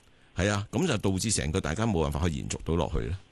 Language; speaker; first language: Cantonese; native; Cantonese